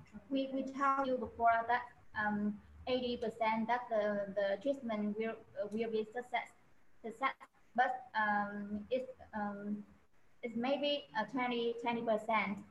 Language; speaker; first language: English; non-native, learner; Vietnamese